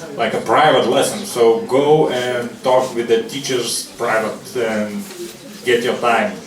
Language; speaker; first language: English; non-native, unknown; Lithuanian